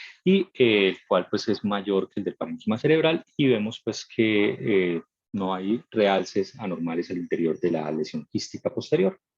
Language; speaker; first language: Spanish; native; Spanish